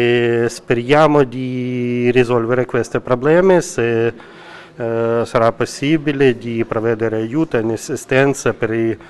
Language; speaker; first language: Italian; non-native, learner; Ukrainian